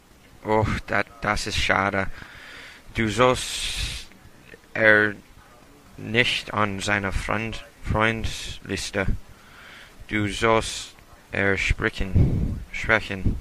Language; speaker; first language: German; non-native, learner; English